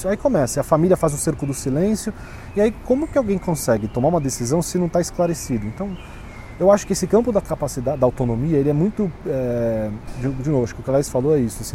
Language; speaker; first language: Portuguese; native; Portuguese